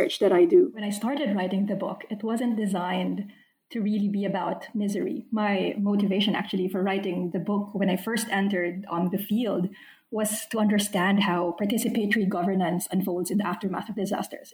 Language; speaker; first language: English; non-native, local second language; Filipino